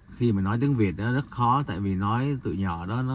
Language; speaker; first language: Vietnamese; early bilingual, heritage; Vietnamese